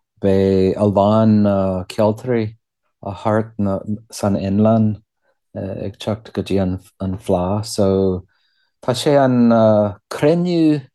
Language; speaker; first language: Irish; non-native, learner; English